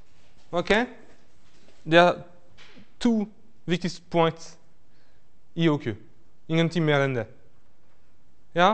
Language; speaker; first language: Norwegian; non-native, fluent; French